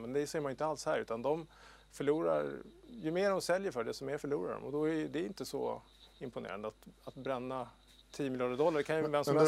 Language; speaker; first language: Swedish; native; Swedish